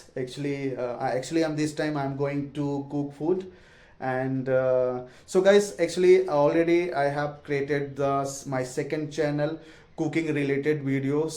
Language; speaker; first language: English; non-native, learner; Hindi